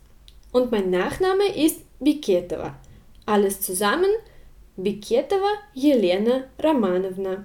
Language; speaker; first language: German; non-native, fluent; Russian